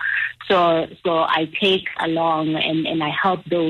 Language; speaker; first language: English; non-native, local second language; Xhosa